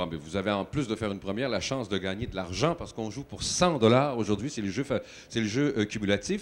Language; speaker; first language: French; native; French